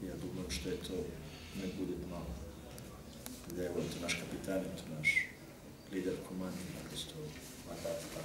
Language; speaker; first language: Russian; non-native, learner; Serbian